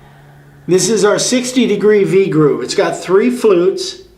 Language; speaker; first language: English; native; English